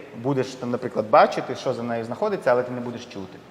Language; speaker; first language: Ukrainian; native; Ukrainian